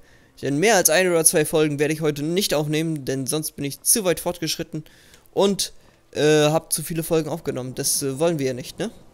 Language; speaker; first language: German; native; German